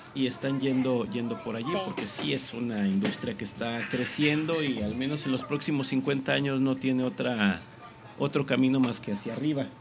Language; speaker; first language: Spanish; native; Spanish